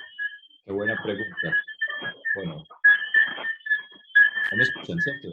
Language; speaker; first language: Spanish; native; Spanish